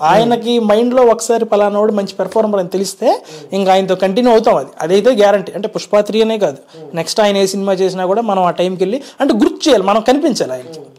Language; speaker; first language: Telugu; native; Telugu